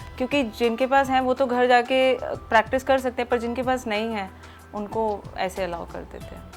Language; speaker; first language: Hindi; native; Hindi